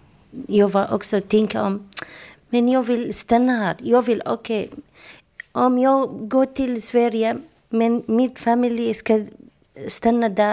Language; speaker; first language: Swedish; non-native, learner; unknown